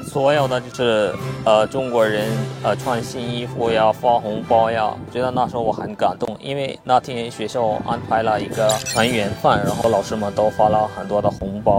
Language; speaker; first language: Chinese; non-native, fluent; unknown